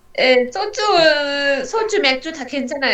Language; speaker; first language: Korean; non-native, learner; Vietnamese